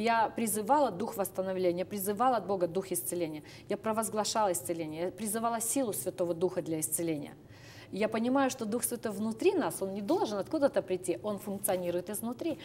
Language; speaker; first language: Russian; native; Russian